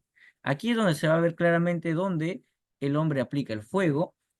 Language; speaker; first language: Spanish; native; Spanish